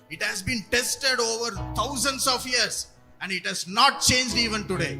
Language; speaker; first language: English; non-native, local second language; Tamil